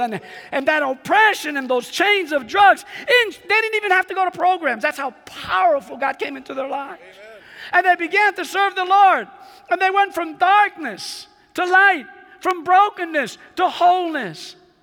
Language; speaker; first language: English; non-native, fluent; Spanish